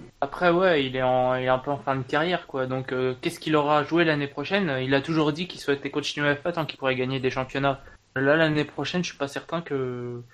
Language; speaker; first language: French; native; French